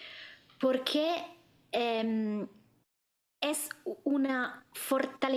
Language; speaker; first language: Spanish; non-native, fluent; Italian